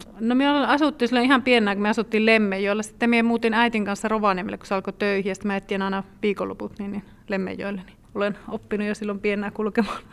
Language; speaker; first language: Finnish; native; Finnish